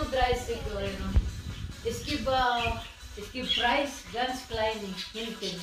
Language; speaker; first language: German; non-native, learner; Filipino